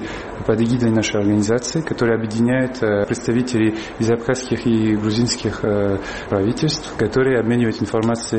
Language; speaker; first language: Russian; non-native, fluent; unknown